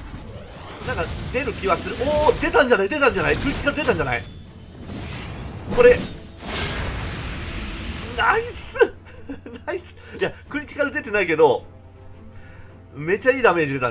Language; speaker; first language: Japanese; native; Japanese